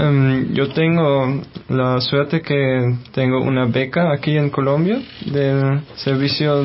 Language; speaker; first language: Spanish; non-native, fluent; German